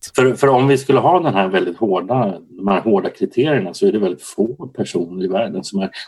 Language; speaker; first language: Swedish; native; Swedish